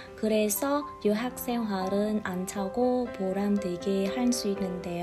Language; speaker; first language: Korean; non-native, fluent; Vietnamese